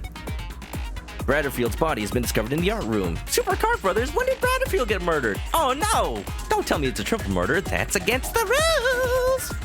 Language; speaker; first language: English; native; English